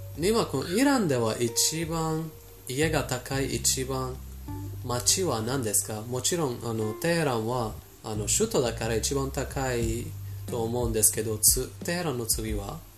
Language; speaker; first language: Japanese; non-native, fluent; Persian